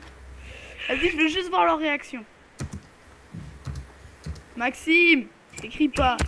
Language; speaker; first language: French; native; French